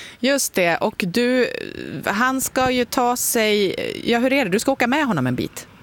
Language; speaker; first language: Swedish; native; Swedish